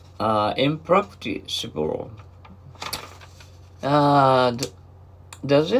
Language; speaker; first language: English; non-native, learner; Japanese